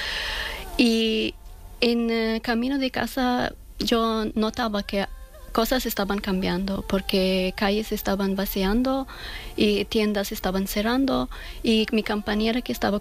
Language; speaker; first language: Spanish; non-native, learner; Persian